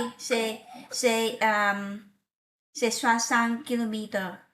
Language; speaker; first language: French; non-native, learner; Vietnamese